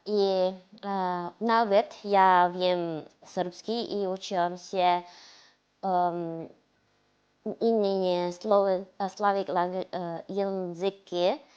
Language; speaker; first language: Polish; non-native, learner; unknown